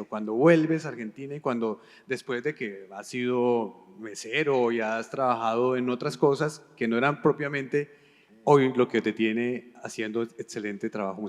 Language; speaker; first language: Spanish; native; Spanish